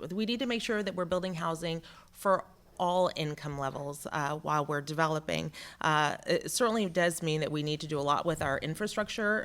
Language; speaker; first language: English; native; English